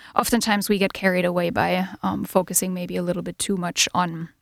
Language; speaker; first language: English; non-native, fluent; German